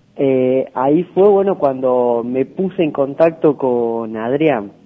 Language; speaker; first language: Spanish; native; Spanish